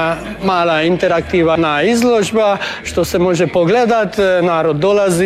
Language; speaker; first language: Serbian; early bilingual, heritage; Croatian